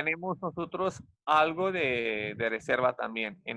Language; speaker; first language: Spanish; non-native, fluent; Romanian